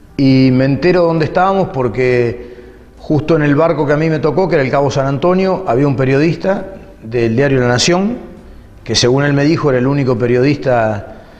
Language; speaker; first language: Spanish; native; Spanish